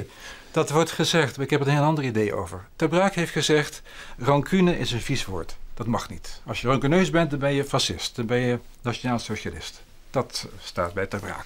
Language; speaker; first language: Dutch; native; Dutch